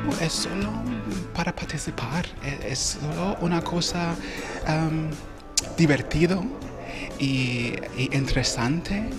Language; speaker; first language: Spanish; non-native, learner; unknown